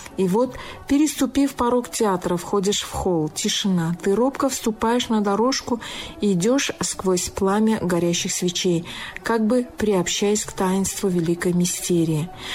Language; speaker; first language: Russian; non-native, local second language; Tajik